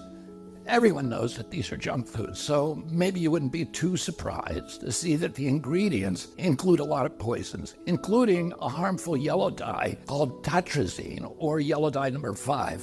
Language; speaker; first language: English; native; English